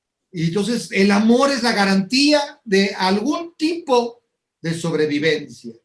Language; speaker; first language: Spanish; native; Spanish